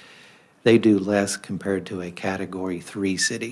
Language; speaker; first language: English; native; English